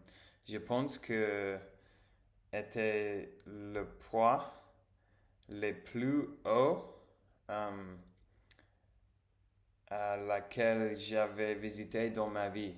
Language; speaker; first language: French; non-native, learner; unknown